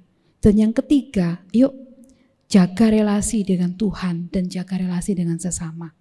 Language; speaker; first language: Indonesian; native; Indonesian